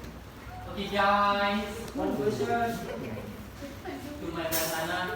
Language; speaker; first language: English; non-native, local second language; Indonesian